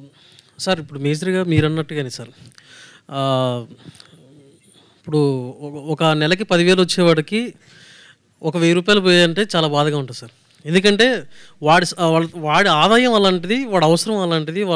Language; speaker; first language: Telugu; native; Telugu